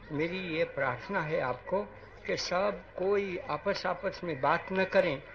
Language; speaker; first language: Hindi; non-native, local second language; Gujarati